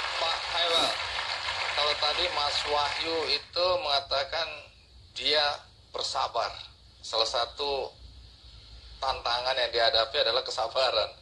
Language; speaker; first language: Indonesian; native; Indonesian